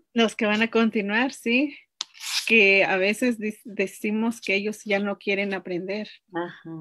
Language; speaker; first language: Spanish; non-native, local second language; Nahuatl languages